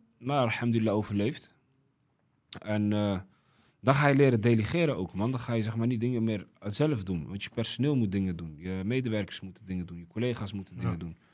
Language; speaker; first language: Dutch; early bilingual, other home language; Riffian